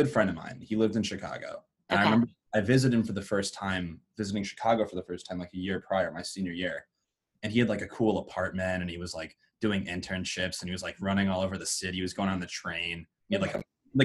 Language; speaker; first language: English; native; English